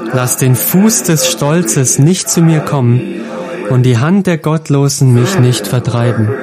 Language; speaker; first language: German; non-native, fluent; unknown